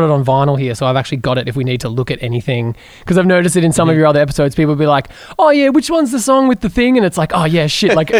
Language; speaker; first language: English; native; English